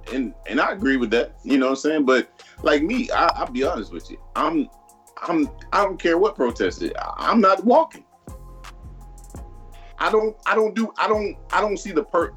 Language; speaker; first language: English; native; English